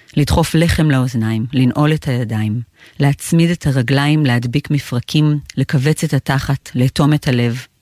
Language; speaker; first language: Hebrew; native; Hebrew